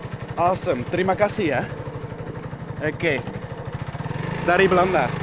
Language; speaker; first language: Indonesian; non-native, learner; Dutch